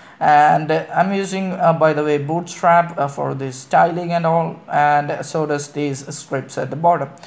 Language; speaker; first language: English; non-native, local second language; Malayalam